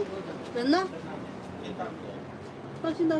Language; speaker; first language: Chinese; native; Chinese